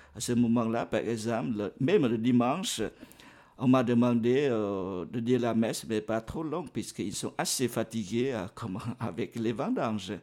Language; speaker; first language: French; non-native, fluent; Vietnamese